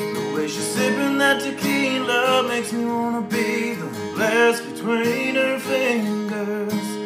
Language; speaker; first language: English; native; English